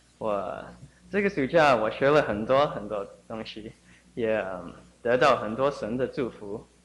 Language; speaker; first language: Chinese; early bilingual, heritage; Chinese